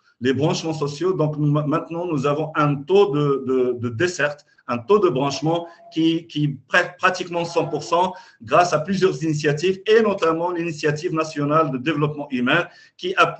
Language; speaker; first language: French; non-native, local second language; Arabic